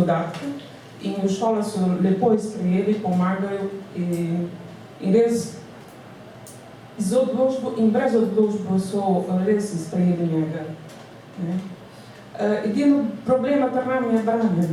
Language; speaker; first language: Slovenian; non-native, learner; Portuguese